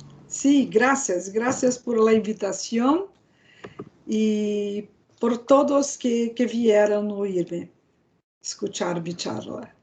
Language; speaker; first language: Spanish; non-native, fluent; Portuguese